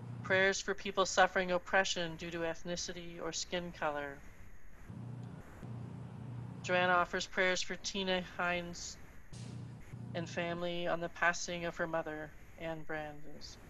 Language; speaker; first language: English; native; English